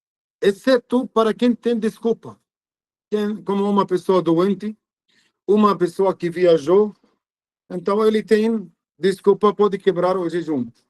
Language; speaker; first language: Portuguese; non-native, fluent; Arabic